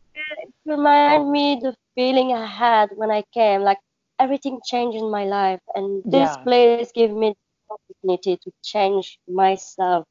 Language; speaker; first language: English; non-native, learner; French